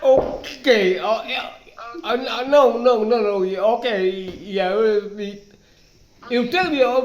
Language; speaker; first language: English; non-native, learner; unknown